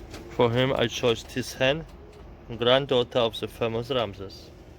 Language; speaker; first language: English; non-native, learner; Polish